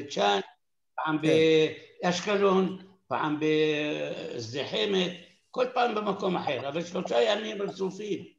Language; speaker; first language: Hebrew; non-native, fluent; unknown